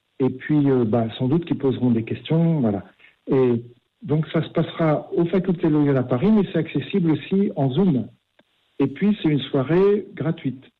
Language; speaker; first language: French; native; French